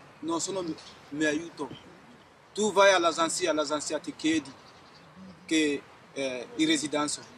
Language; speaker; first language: Italian; non-native, learner; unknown